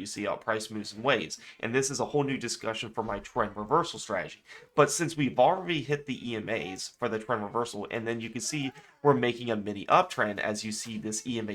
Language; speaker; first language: English; native; English